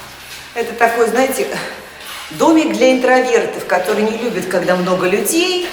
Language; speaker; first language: Russian; native; Russian